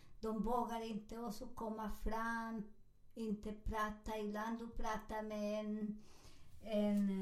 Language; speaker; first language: Swedish; non-native, learner; Spanish